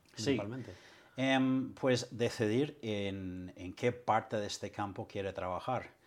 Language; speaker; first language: Spanish; non-native, fluent; English